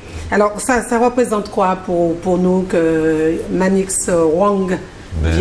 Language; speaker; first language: French; native; French